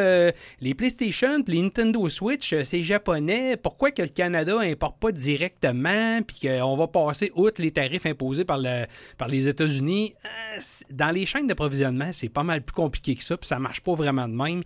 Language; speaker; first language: French; native; French